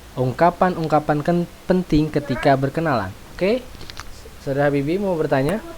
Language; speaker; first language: Indonesian; native; Indonesian